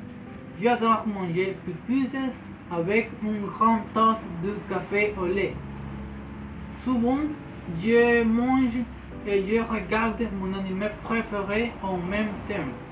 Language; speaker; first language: French; non-native, learner; Spanish